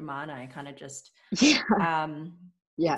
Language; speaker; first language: English; non-native, local second language; Cantonese